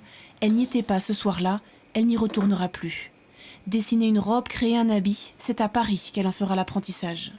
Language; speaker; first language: French; native; French